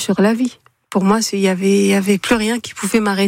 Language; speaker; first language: French; non-native, local second language; Arabic